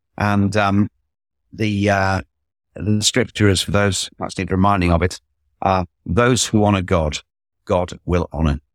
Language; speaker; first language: English; native; English